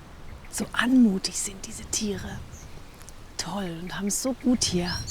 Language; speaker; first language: German; native; German